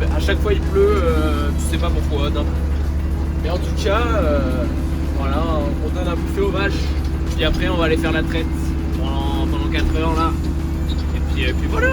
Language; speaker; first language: French; native; French